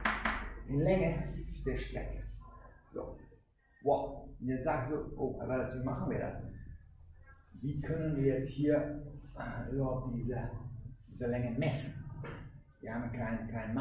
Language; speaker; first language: German; non-native, fluent; Hungarian